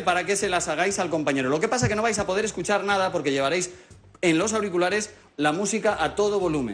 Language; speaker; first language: Spanish; native; Spanish